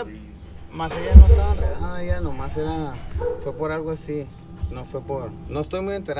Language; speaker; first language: Spanish; native; Spanish